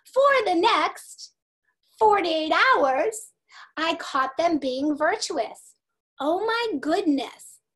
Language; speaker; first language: English; native; English